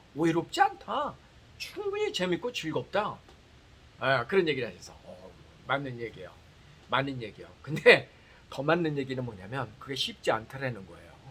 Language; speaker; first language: Korean; native; Korean